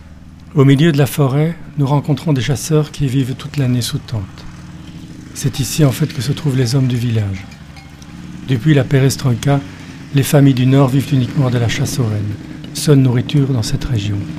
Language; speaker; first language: French; native; French